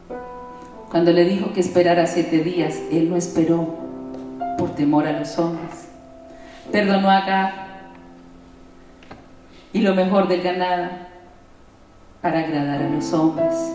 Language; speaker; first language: Spanish; native; Spanish